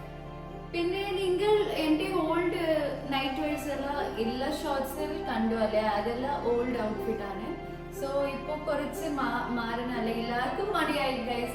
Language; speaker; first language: Malayalam; non-native, local second language; Kannada